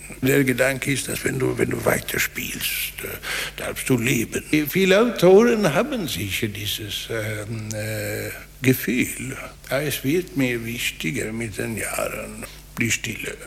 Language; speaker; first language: German; non-native, fluent; Swedish